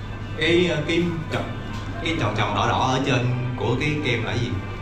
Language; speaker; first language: Vietnamese; native; Vietnamese